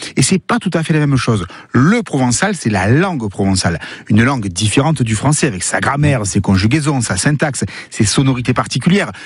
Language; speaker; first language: French; native; French